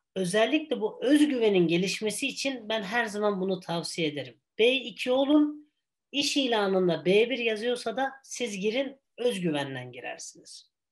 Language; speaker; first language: Turkish; native; Turkish